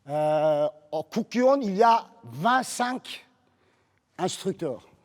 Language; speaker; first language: French; non-native, fluent; Korean